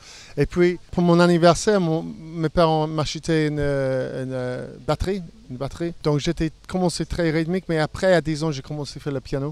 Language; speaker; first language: French; non-native, fluent; English